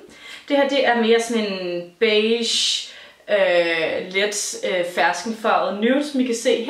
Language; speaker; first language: Danish; native; Danish